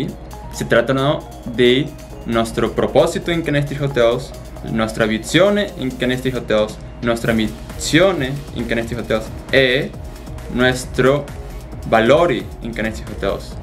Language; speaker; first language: Italian; non-native, learner; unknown